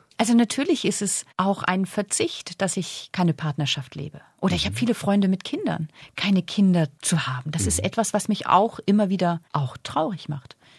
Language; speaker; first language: German; native; German